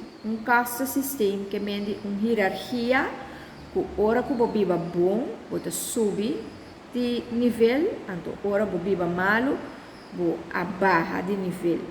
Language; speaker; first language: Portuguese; non-native, learner; Papiamento